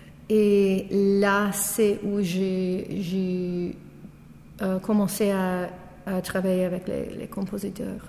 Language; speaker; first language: French; non-native, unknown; English